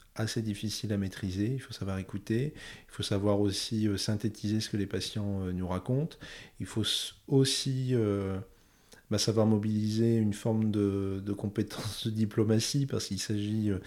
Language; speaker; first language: French; native; French